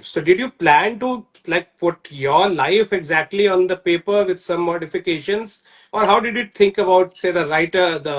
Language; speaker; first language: English; non-native, local second language; Hindi